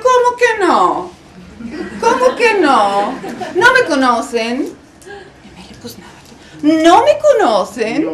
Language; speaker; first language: Spanish; non-native, fluent; Bulgarian